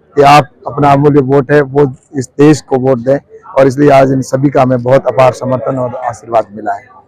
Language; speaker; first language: Hindi; native; Hindi